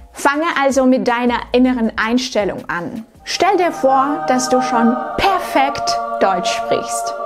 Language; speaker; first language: German; non-native, fluent; Russian